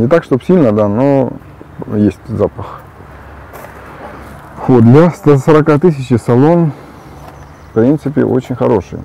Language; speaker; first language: Russian; native; Russian